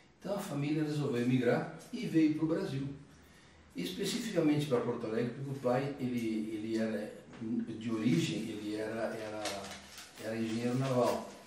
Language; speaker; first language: Portuguese; early bilingual, other home language; Italian